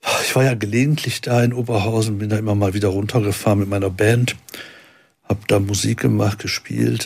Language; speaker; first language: German; native; German